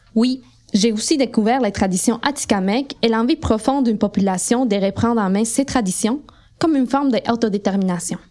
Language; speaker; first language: French; non-native, fluent; Spanish